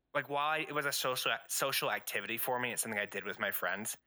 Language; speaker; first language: English; native; English